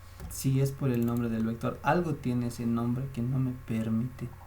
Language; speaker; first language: Spanish; native; Spanish